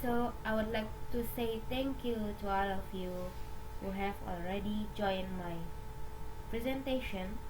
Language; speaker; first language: English; non-native, learner; Indonesian